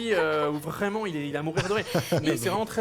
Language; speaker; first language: French; native; French